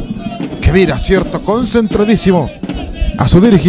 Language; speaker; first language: Spanish; native; Spanish